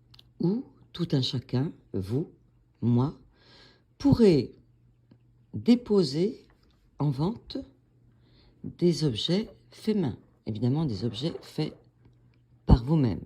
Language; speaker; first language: French; native; French